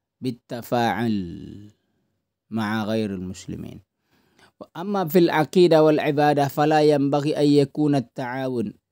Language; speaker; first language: Arabic; non-native, fluent; Indonesian